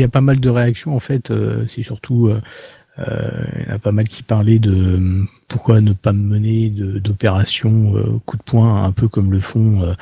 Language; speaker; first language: French; native; French